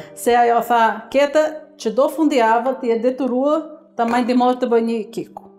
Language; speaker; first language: Albanian; non-native, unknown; Portuguese